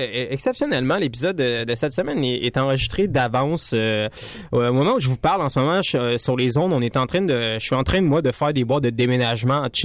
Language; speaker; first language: French; native; French